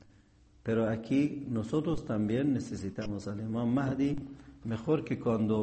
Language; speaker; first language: Spanish; non-native, fluent; Persian